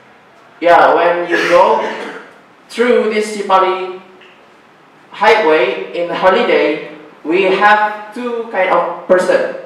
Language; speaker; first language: English; non-native, learner; Indonesian